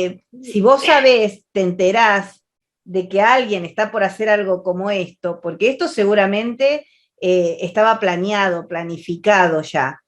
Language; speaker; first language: Spanish; native; Spanish